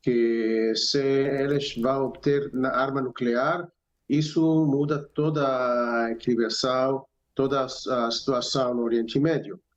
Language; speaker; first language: Portuguese; non-native, fluent; Hebrew